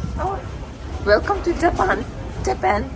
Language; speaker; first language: English; non-native, learner; Russian